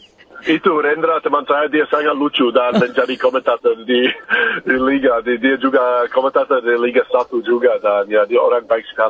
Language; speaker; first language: Indonesian; non-native, fluent; English